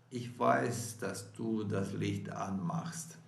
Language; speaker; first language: German; non-native, fluent; Portuguese